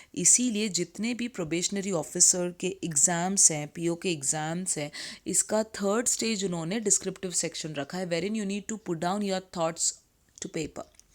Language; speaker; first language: Hindi; native; Hindi